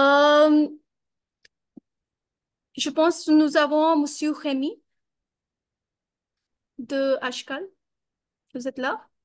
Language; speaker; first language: French; non-native, learner; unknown